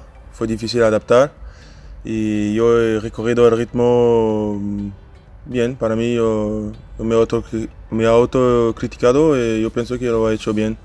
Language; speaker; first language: Spanish; non-native, learner; French